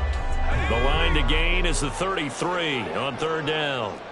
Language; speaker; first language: English; native; English